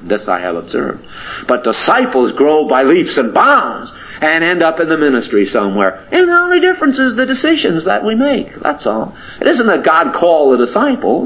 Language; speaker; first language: English; native; English